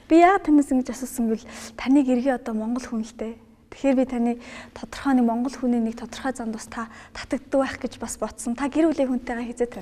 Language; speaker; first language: Mongolian; native; Mongolian